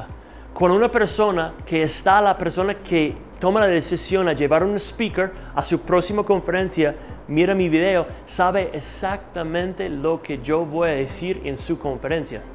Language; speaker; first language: Spanish; non-native, fluent; English